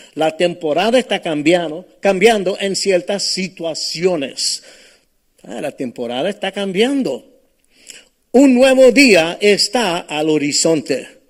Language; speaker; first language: Spanish; early bilingual, heritage; Spanish